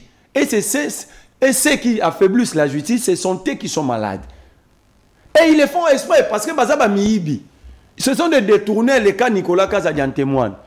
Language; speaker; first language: French; non-native, local second language; Lingala